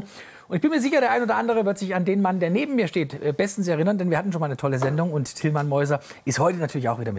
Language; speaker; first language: German; native; German